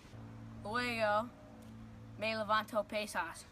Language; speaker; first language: Spanish; non-native, learner; English